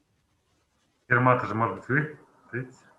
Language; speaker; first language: Russian; native; Russian